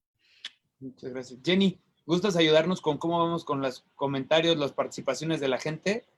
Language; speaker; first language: Spanish; native; Spanish